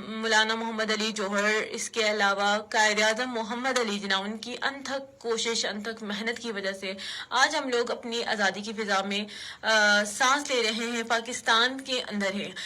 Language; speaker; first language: Urdu; non-native, local second language; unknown